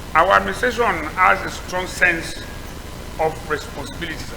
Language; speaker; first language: English; non-native, local second language; Yoruba